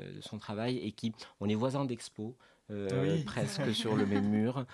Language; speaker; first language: French; non-native, local second language; Arabic